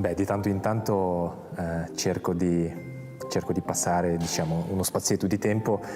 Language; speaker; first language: Italian; non-native, fluent; Russian